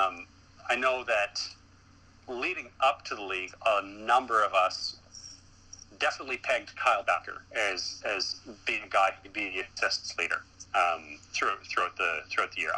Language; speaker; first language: English; native; English